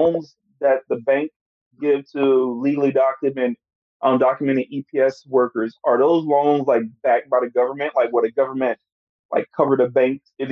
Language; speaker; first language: English; native; English